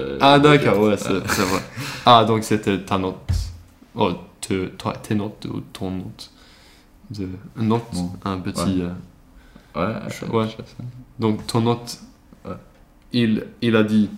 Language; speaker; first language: French; non-native, learner; Swedish